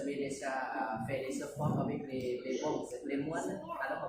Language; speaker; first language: French; non-native, learner; Lao